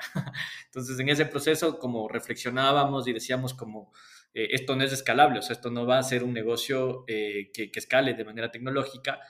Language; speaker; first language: Spanish; native; Spanish